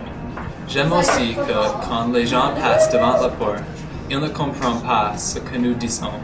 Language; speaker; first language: French; non-native, learner; English